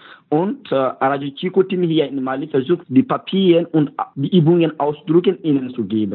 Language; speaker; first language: German; non-native, learner; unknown